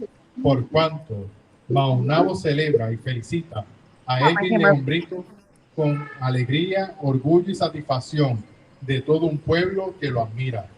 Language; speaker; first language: Spanish; native; Spanish